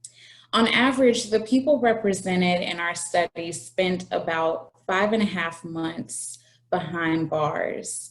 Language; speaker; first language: English; native; English